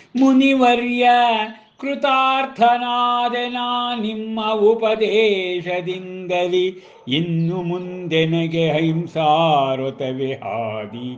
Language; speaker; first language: Kannada; native; Kannada